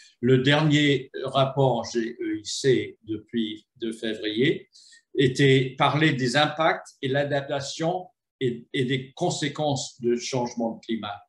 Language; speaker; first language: French; non-native, fluent; English